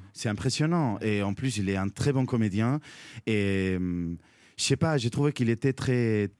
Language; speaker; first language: French; non-native, fluent; Spanish